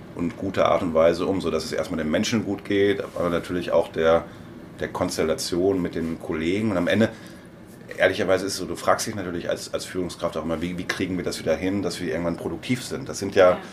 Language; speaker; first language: German; native; German